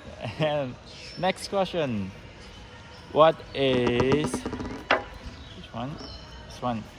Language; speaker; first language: English; non-native, learner; Chinese